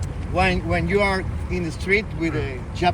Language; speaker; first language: English; non-native, fluent; Spanish